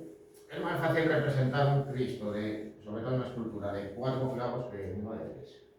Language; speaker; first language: Spanish; native; Spanish